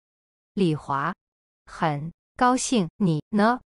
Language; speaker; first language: Chinese; non-native, learner; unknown